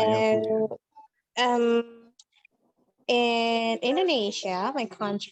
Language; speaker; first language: English; non-native, fluent; Indonesian